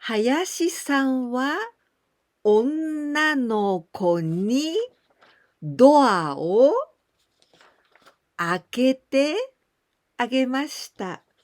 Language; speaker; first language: Japanese; non-native, fluent; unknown